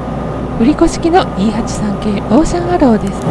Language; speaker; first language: Japanese; native; Japanese